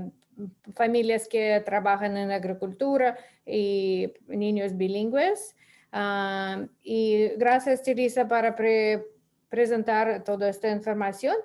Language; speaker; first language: Spanish; non-native, fluent; English